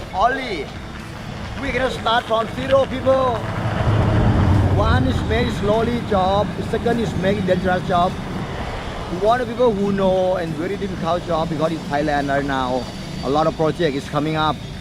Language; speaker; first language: English; non-native, learner; Thai